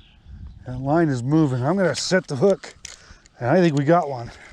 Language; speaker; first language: English; native; English